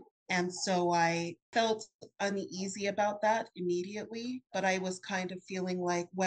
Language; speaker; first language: English; native; English